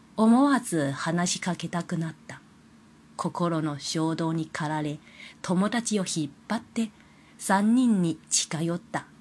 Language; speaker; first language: Japanese; non-native, fluent; Chinese